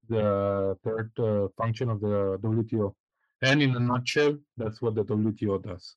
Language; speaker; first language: English; non-native, fluent; Spanish